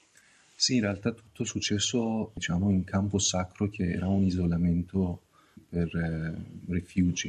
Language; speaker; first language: Italian; non-native, learner; Persian